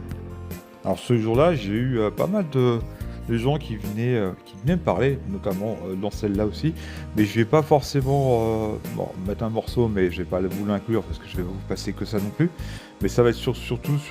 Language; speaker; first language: French; native; French